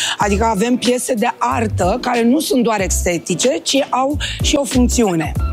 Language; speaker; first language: Romanian; native; Romanian